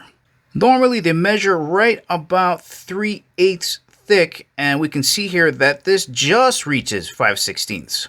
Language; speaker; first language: English; native; English